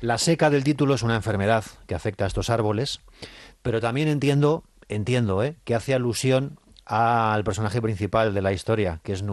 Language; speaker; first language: Spanish; native; Spanish